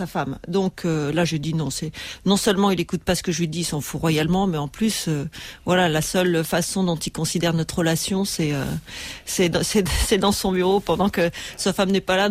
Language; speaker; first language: French; native; French